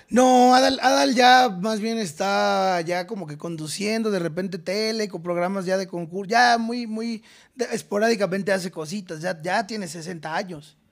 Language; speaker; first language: Spanish; native; Spanish